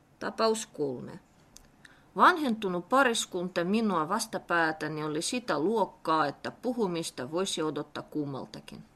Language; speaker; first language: Finnish; non-native, fluent; Russian